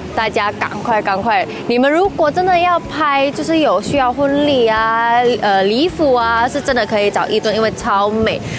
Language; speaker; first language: Chinese; non-native, fluent; Indonesian